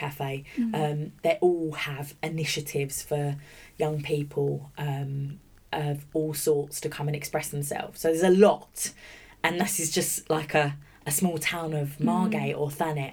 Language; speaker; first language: English; native; English